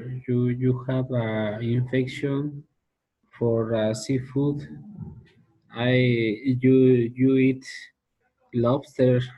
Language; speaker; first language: English; non-native, learner; Spanish